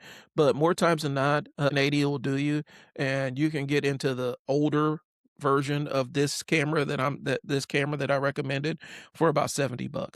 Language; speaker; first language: English; native; English